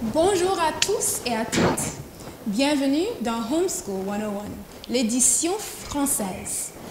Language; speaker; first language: French; non-native, fluent; English